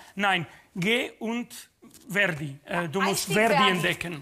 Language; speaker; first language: German; non-native, fluent; Spanish